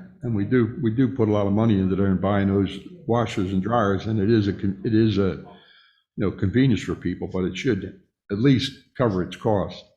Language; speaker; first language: English; native; English